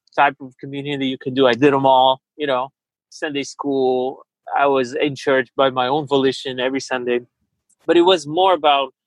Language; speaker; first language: English; early bilingual, other home language; Portuguese